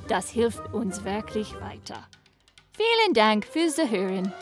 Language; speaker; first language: German; non-native, learner; English